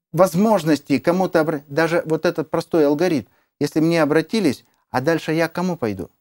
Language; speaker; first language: Russian; native; Russian